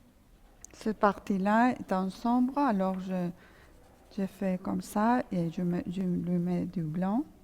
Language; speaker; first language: French; non-native, fluent; Spanish